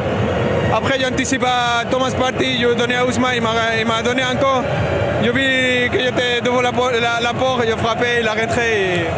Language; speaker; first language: French; non-native, fluent; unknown